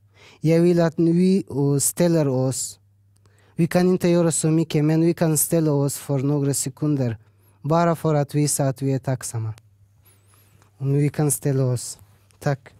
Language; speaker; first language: Swedish; early bilingual, other home language; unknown